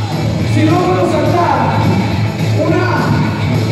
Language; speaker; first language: Spanish; native; Spanish